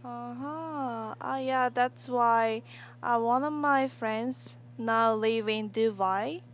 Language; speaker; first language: English; non-native, learner; Korean